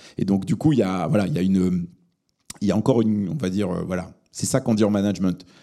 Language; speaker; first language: French; native; French